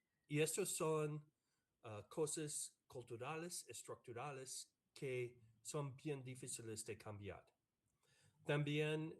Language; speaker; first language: Spanish; non-native, fluent; English